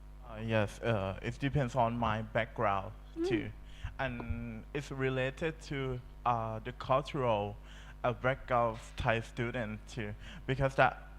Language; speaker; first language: English; non-native, learner; Thai